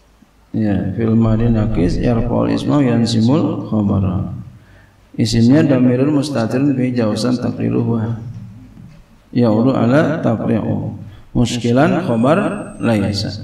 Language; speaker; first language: Arabic; non-native, fluent; Indonesian